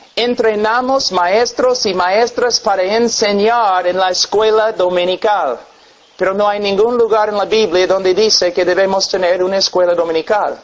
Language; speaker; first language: Spanish; non-native, fluent; English